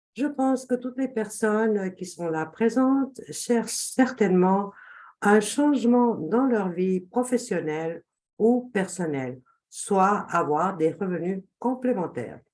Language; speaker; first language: French; non-native, fluent; Spanish